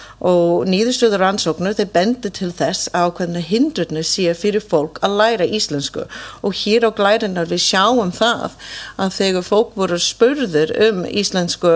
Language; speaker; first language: Icelandic; non-native, fluent; English